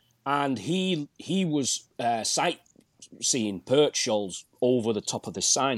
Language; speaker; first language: English; native; English